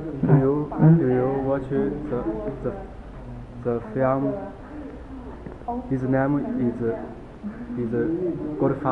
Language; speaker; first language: English; non-native, learner; Chinese